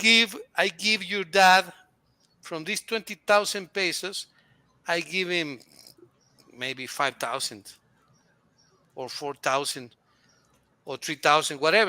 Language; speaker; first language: English; non-native, fluent; Spanish